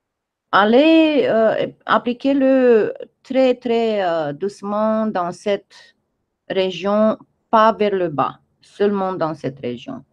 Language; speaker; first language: French; non-native, fluent; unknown